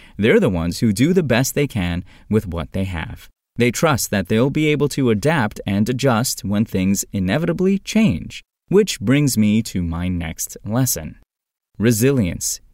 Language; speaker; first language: English; non-native, fluent; Turkish